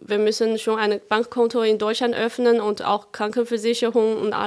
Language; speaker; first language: German; non-native, fluent; Chinese